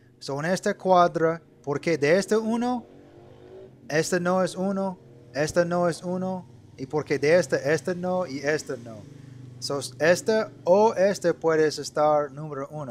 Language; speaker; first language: Spanish; non-native, learner; English